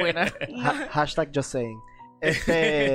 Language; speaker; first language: Spanish; native; Spanish